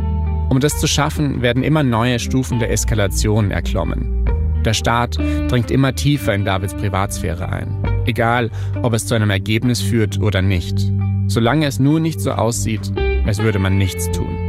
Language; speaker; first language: German; native; German